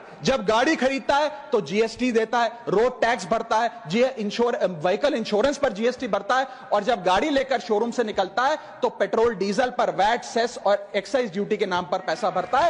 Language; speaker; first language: Hindi; native; Hindi